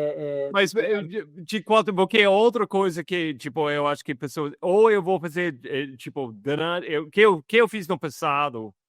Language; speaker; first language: Portuguese; non-native, fluent; English